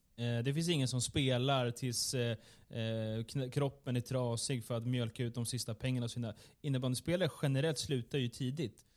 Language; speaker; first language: Swedish; native; Swedish